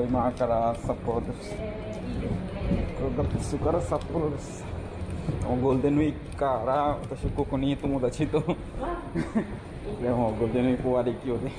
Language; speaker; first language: Japanese; non-native, learner; Bangla